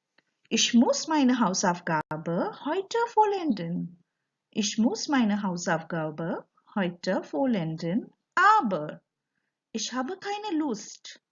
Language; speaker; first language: German; non-native, fluent; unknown